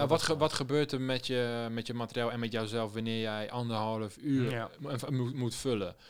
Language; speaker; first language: Dutch; native; Dutch